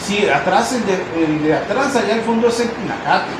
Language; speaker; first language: Spanish; native; Spanish